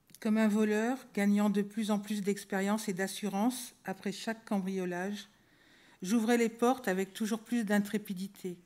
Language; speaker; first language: French; native; French